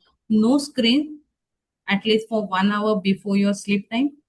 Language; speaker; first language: Hindi; native; Hindi